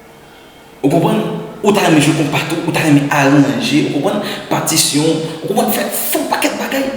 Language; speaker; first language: French; non-native, learner; Haitian Creole